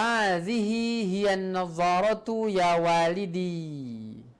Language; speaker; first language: Arabic; non-native, fluent; Indonesian